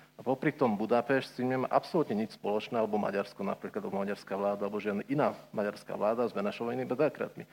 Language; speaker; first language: Slovak; non-native, local second language; Hungarian